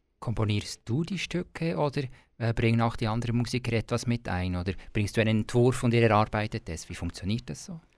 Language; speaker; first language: German; native; German